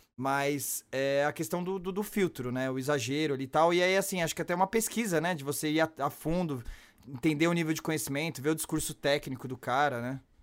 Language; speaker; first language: Portuguese; native; Portuguese